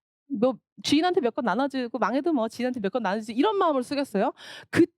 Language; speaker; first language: Korean; native; Korean